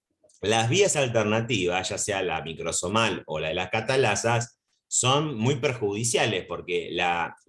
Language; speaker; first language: Spanish; native; Spanish